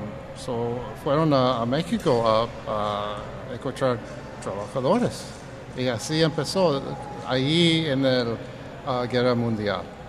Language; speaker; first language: Spanish; early bilingual, heritage; Spanish